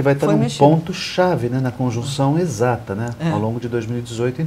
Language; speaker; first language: Portuguese; native; Portuguese